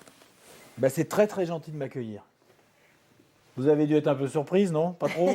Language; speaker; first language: French; native; French